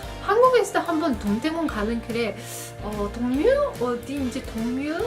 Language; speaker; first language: Korean; non-native, fluent; Azerbaijani